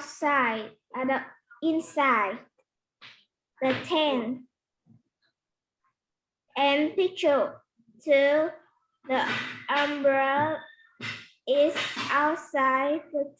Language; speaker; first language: English; non-native, learner; Vietnamese